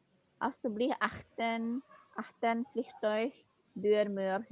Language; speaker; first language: Dutch; non-native, learner; Indonesian